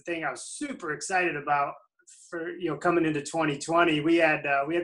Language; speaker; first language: English; native; English